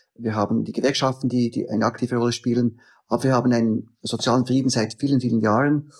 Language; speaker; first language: German; native; German